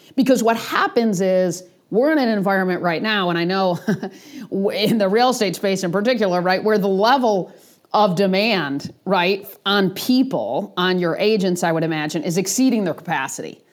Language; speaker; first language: English; native; English